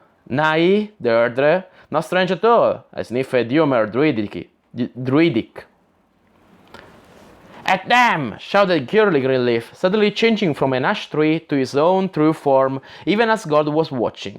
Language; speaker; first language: English; non-native, fluent; Italian